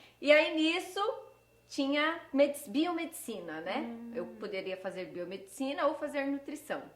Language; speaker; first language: Portuguese; early bilingual, heritage; Portuguese